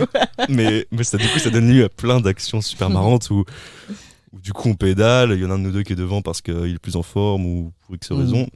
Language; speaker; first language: French; native; French